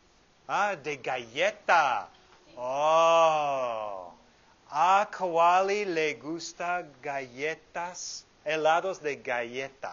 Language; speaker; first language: Spanish; non-native, fluent; English